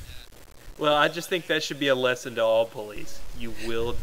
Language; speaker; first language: English; native; English